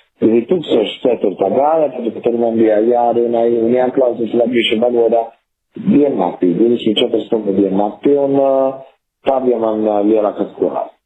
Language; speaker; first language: Latvian; non-native, fluent; Italian